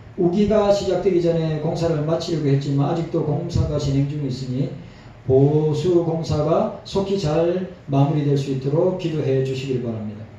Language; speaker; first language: Korean; native; Korean